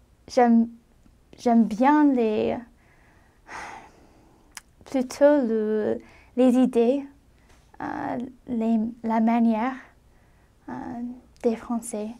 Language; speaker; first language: French; non-native, fluent; English